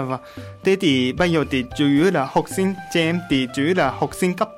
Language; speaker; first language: Vietnamese; non-native, learner; Japanese